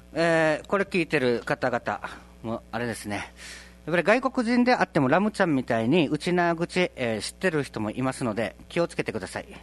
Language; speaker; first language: Japanese; native; Japanese